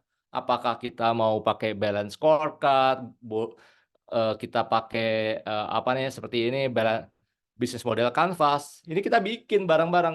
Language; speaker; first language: Indonesian; native; Indonesian